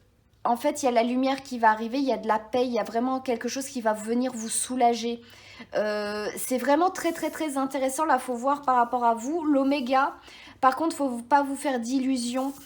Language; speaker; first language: French; native; French